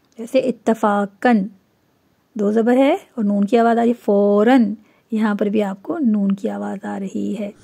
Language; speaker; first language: Urdu; native; Urdu